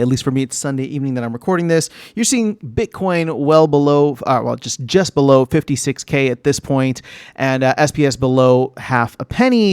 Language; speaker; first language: English; native; English